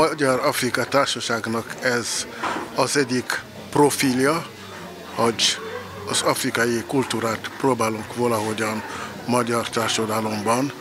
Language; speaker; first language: Hungarian; non-native, fluent; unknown